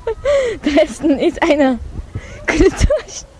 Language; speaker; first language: German; non-native, fluent; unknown